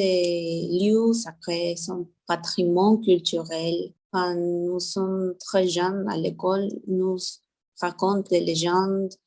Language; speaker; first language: French; non-native, learner; Spanish